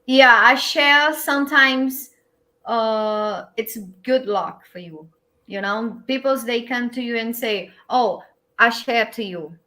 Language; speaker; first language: English; non-native, learner; Portuguese